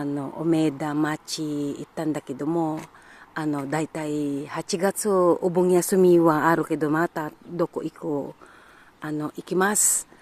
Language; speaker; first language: Japanese; non-native, learner; Filipino